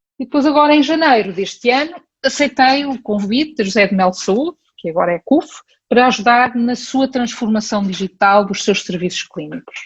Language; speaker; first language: Portuguese; early bilingual, heritage; Portuguese